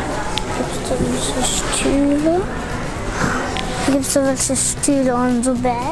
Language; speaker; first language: German; early bilingual, other home language; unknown